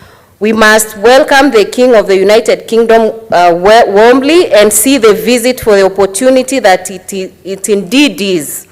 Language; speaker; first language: English; non-native, local second language; Gusii